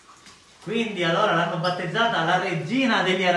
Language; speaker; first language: Italian; native; Italian